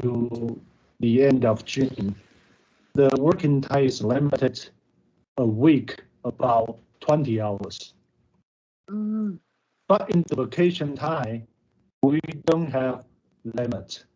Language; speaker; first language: English; non-native, learner; Chinese